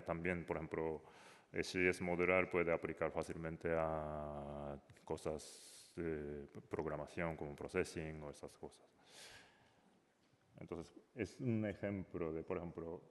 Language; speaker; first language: Spanish; non-native, learner; Japanese